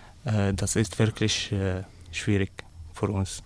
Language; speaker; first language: German; non-native, learner; Arabic